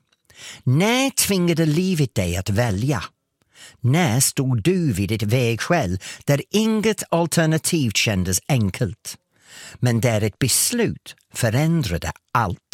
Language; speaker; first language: Swedish; non-native, fluent; English